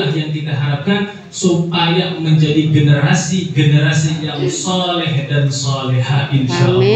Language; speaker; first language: Indonesian; native; Indonesian